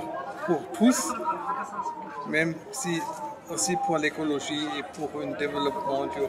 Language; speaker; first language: French; non-native, fluent; German